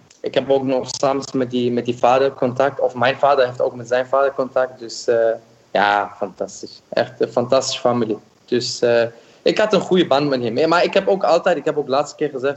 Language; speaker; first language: Dutch; non-native, fluent; German